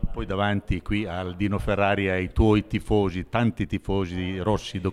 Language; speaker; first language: Italian; native; Italian